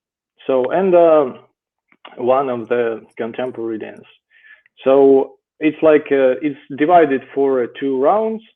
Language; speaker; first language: English; non-native, fluent; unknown